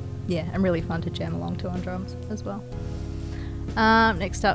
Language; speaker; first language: English; native; English